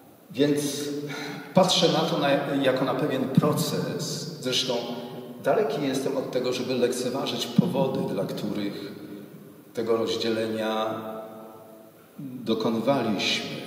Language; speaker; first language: Polish; native; Polish